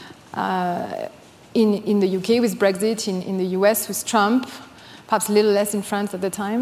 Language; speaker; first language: English; non-native, fluent; French